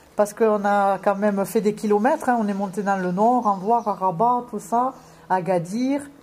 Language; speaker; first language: French; native; French